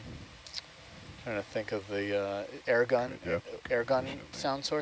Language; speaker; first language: English; native; English